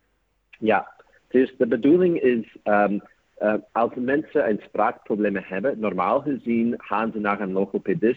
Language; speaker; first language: Dutch; non-native, fluent; English